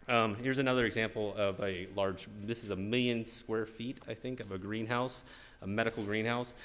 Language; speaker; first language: English; native; English